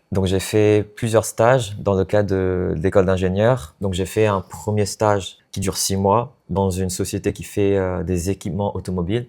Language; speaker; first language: French; non-native, fluent; Chinese